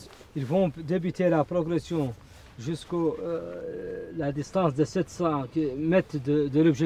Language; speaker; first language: French; non-native, local second language; Arabic